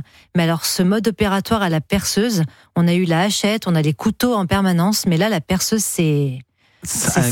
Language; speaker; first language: French; native; French